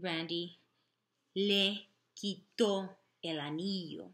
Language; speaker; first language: Spanish; non-native, fluent; English